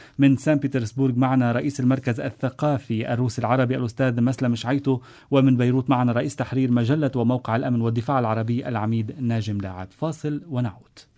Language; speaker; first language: Arabic; native; Arabic